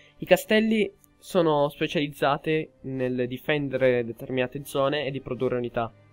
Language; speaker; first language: Italian; early bilingual, heritage; Italian